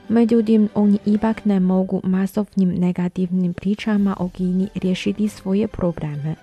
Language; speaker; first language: Croatian; non-native, fluent; Chinese